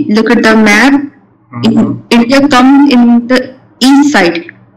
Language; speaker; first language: English; non-native, local second language; Urdu